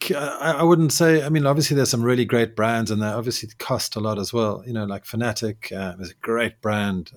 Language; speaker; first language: English; native; English